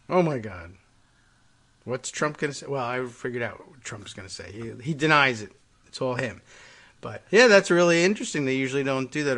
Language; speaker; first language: English; native; English